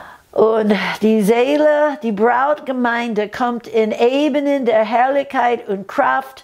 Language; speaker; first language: German; non-native, fluent; English